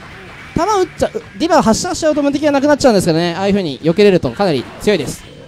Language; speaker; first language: Japanese; native; Japanese